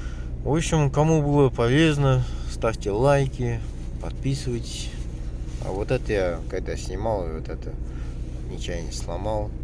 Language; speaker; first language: Russian; non-native, local second language; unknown